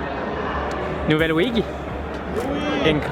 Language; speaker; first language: French; native; French